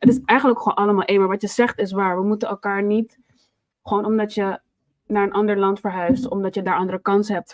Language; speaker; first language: Dutch; native; Dutch